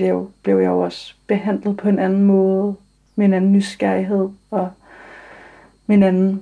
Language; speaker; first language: Danish; early bilingual, other home language; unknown